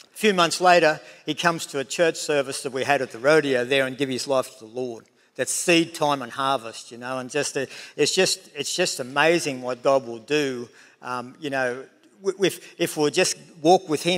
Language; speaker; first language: English; native; English